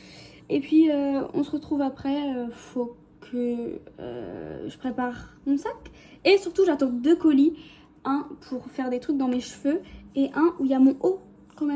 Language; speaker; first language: French; native; French